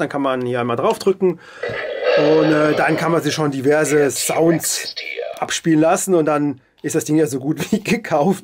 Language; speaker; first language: German; native; German